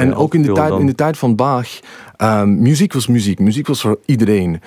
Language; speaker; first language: Dutch; non-native, fluent; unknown